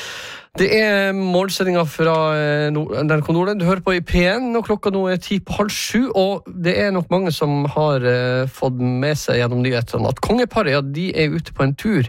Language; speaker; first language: Norwegian; native; Norwegian